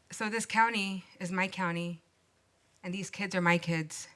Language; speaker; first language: English; native; English